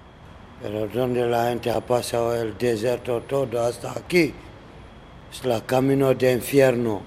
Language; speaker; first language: Spanish; non-native, learner; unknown